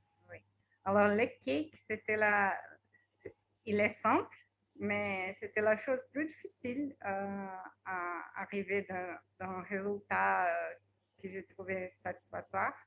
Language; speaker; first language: French; non-native, fluent; Portuguese